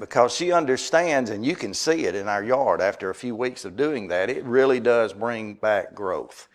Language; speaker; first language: English; native; English